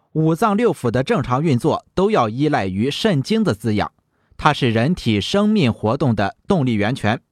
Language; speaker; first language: Chinese; native; Chinese